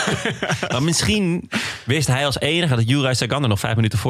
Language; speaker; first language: Dutch; native; Dutch